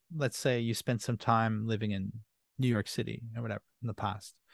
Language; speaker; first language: English; non-native, fluent; French